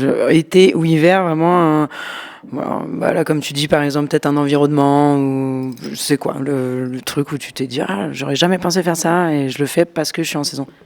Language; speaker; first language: French; native; French